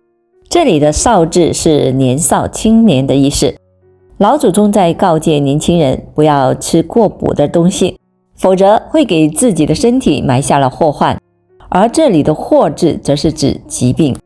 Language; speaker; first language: Chinese; native; Chinese